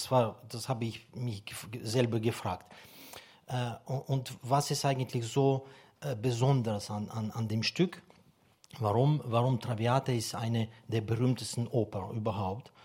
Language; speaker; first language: German; non-native, fluent; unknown